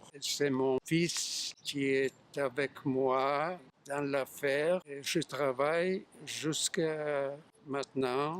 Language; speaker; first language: French; non-native, fluent; Yiddish